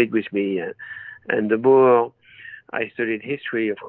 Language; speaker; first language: English; non-native, fluent; French